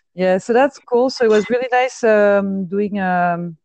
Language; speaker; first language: English; non-native, fluent; French